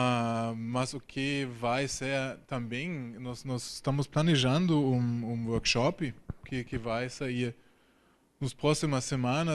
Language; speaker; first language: Portuguese; non-native, fluent; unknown